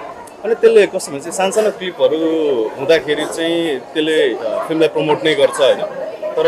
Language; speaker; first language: Nepali; native; Nepali